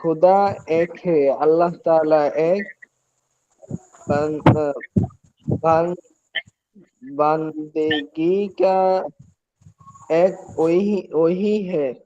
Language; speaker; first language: Hindi; non-native, learner; Bangla